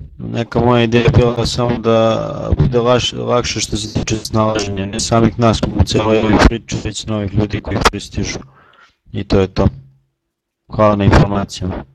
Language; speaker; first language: Serbian; native; Serbian